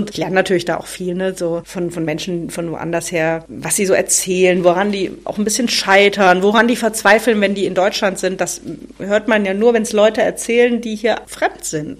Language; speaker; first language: German; native; German